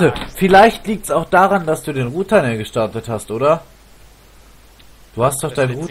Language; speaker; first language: German; native; German